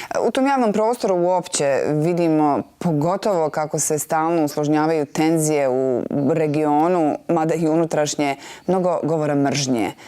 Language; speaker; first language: Bosnian; native; Bosnian